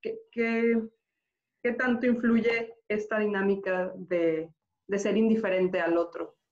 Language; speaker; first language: Spanish; native; Spanish